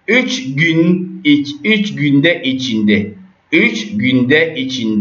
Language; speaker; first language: Turkish; non-native, learner; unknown